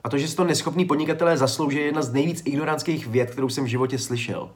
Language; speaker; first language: Czech; native; Czech